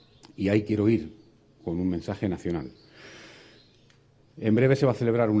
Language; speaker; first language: Spanish; native; Spanish